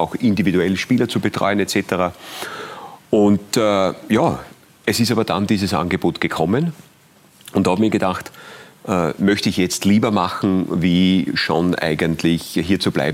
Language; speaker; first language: German; native; German